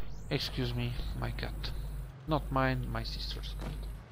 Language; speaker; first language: English; non-native, fluent; Bulgarian